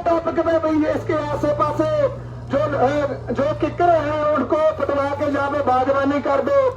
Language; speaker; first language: Hindi; native; Hindi